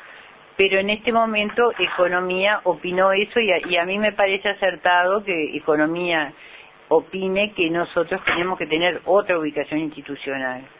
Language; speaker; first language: Spanish; native; Spanish